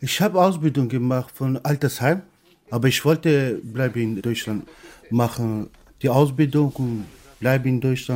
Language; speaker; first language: German; non-native, learner; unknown